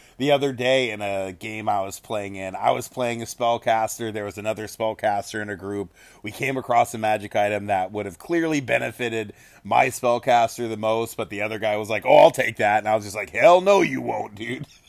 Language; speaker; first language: English; native; English